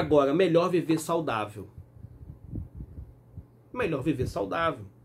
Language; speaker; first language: Portuguese; native; Portuguese